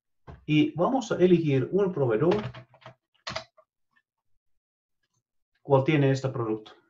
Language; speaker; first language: Spanish; non-native, fluent; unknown